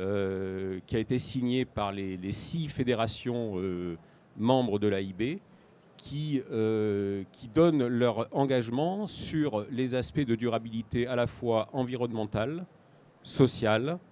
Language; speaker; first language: French; native; French